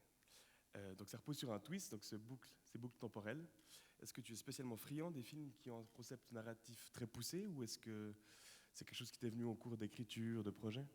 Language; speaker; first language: French; native; French